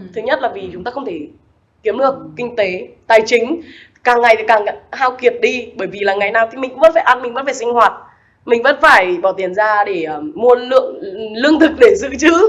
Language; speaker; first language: Vietnamese; native; Vietnamese